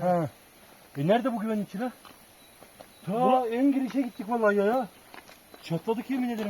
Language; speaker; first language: Turkish; native; Turkish